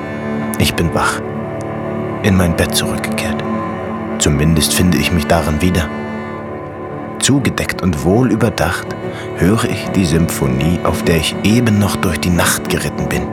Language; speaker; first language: German; native; German